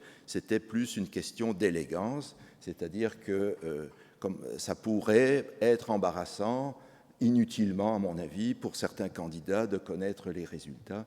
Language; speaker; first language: French; native; French